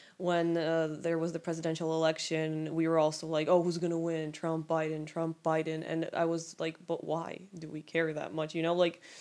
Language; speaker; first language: English; non-native, fluent; Polish